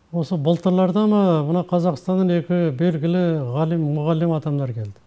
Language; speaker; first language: Kazakh; early bilingual, heritage; Kazakh